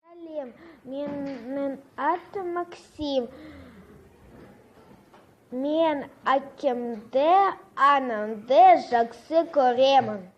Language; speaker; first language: Kazakh; non-native, local second language; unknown